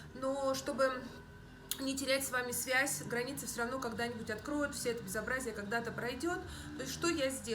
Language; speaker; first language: Russian; native; Russian